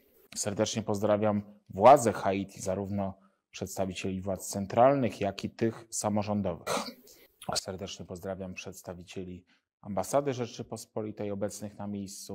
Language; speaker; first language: Polish; native; Polish